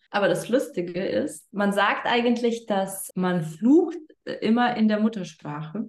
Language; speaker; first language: German; non-native, fluent; Lithuanian